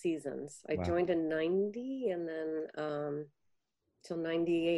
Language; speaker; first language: English; native; English